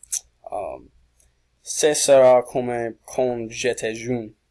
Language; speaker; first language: French; non-native, learner; English